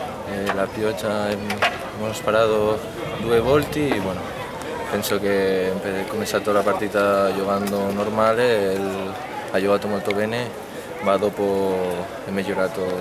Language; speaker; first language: Italian; non-native, learner; Spanish